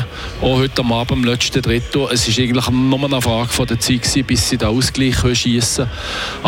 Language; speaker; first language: German; native; German